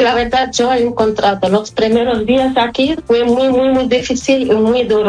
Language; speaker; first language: Spanish; non-native, fluent; Arabic